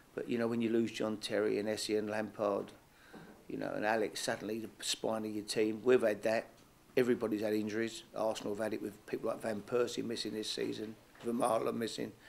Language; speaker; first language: English; native; English